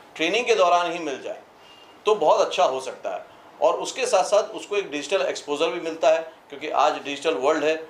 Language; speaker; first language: Hindi; native; Hindi